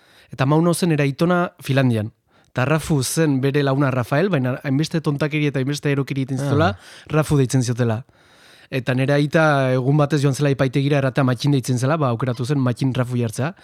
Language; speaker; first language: Basque; non-native, fluent; Spanish